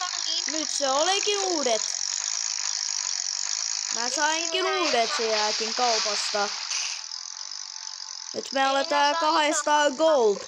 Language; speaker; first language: Finnish; early bilingual, other home language; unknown